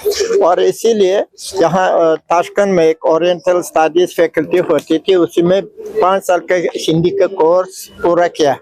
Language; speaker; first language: Hindi; non-native, fluent; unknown